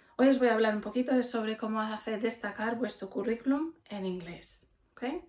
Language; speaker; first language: Spanish; non-native, fluent; English